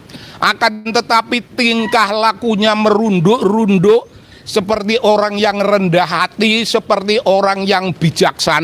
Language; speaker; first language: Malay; non-native, local second language; Javanese